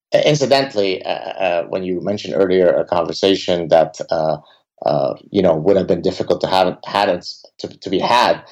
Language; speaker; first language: English; early bilingual, other home language; Arabic